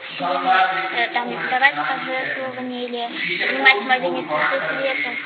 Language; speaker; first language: Russian; native; Russian